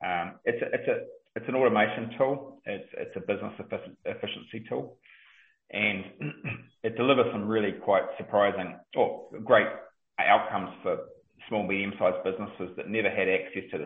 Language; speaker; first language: English; native; English